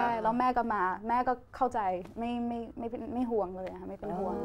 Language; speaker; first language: Thai; non-native, fluent; Portuguese